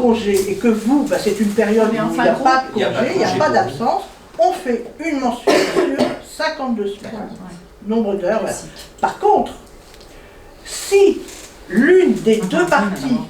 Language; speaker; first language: French; native; French